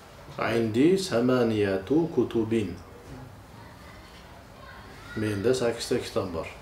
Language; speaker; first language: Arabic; non-native, fluent; Uzbek